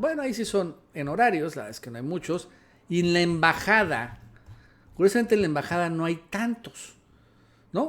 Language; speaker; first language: Spanish; native; Spanish